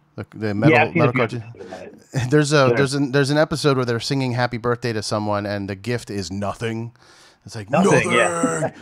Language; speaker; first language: English; native; English